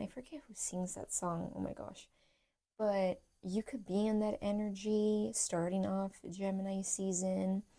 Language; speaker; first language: English; native; English